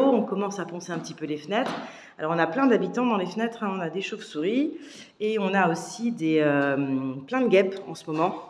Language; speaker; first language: French; native; French